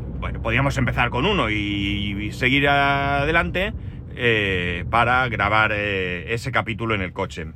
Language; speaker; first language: Spanish; native; Spanish